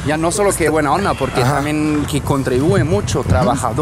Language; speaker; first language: Spanish; non-native, fluent; German